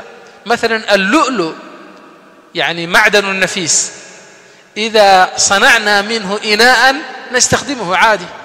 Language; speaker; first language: Arabic; non-native, fluent; Somali